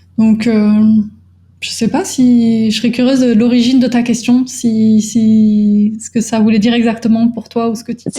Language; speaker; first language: French; native; French